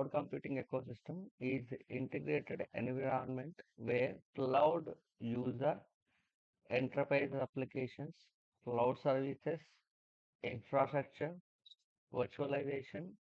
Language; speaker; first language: English; non-native, local second language; Telugu